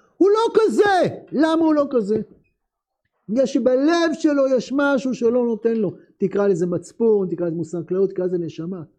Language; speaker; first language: Hebrew; native; Hebrew